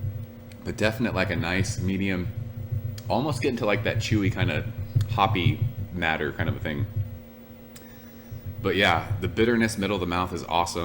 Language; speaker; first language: English; native; English